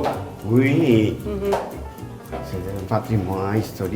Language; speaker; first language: French; non-native, fluent; Spanish